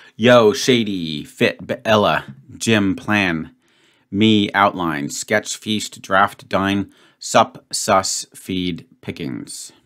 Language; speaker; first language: English; native; English